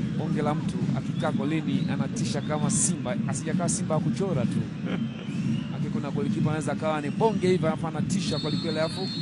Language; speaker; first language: Swahili; non-native, local second language; Kinyarwanda